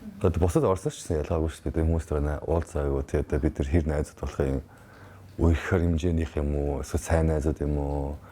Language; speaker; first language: Mongolian; early bilingual, heritage; Mongolian